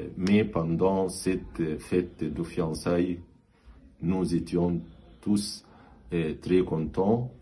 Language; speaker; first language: French; non-native, fluent; Arabic